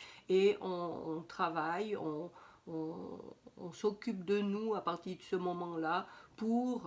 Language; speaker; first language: French; native; French